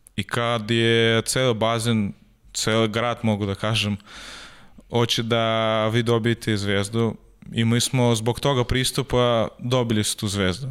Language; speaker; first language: Serbian; non-native, learner; Russian